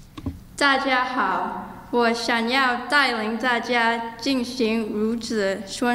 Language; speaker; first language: Chinese; non-native, learner; English